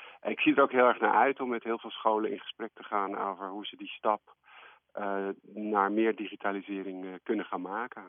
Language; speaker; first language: Dutch; native; Dutch